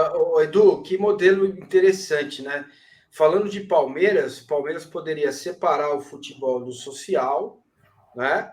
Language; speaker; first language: Portuguese; native; Portuguese